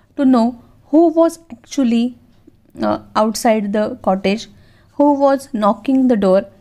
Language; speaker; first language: English; non-native, local second language; Marathi